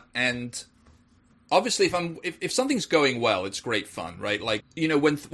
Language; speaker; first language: English; native; English